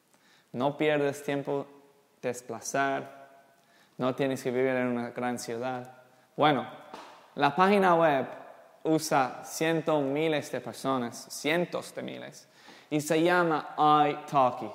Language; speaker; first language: Spanish; non-native, fluent; English